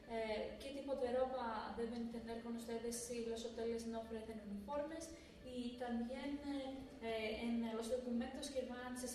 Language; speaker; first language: Spanish; non-native, fluent; Greek